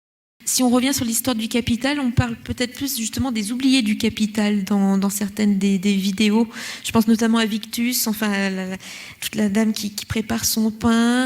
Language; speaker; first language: French; native; French